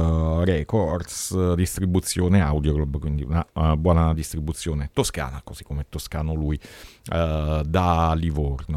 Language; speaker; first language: Italian; native; Italian